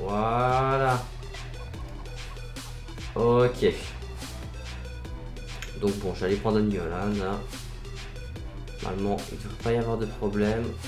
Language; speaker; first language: French; native; French